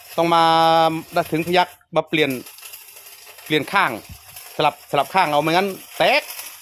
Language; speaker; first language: Thai; non-native, local second language; Northeastern Thai